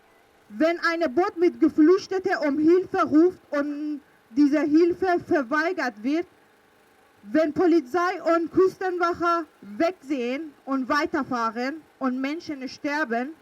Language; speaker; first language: German; early bilingual, other home language; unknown